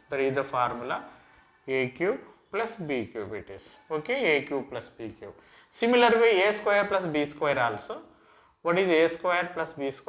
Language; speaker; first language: English; non-native, local second language; Telugu